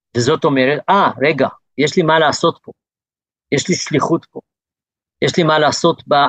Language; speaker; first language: Hebrew; early bilingual, other home language; English